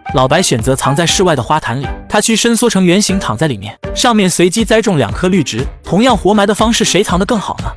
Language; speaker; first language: Chinese; native; Chinese